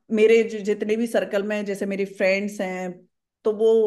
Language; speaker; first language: Hindi; native; Hindi